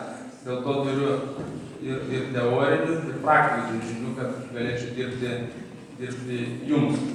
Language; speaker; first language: Lithuanian; native; Lithuanian